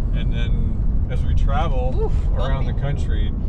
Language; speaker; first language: English; native; English